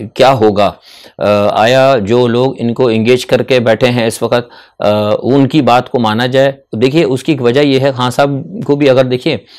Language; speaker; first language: Urdu; native; Urdu